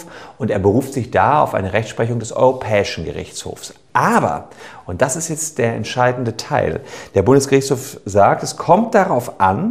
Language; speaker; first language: German; native; German